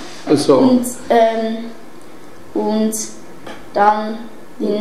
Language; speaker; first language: German; non-native, learner; Dutch